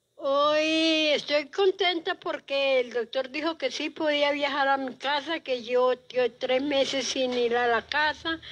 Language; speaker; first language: Spanish; native; Spanish